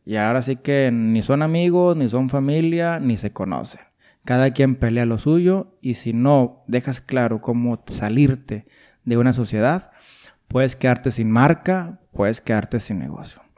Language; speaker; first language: Spanish; native; Spanish